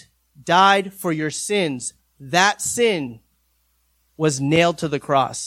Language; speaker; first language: English; native; English